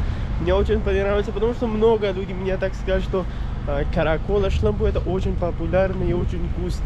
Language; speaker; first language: Russian; non-native, learner; Urdu